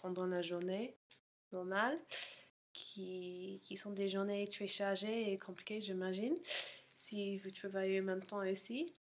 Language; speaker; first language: French; non-native, fluent; English